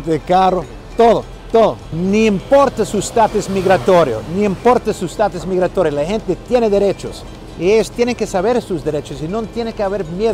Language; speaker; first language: Spanish; non-native, fluent; English